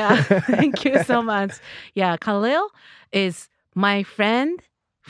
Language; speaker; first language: English; non-native, learner; Japanese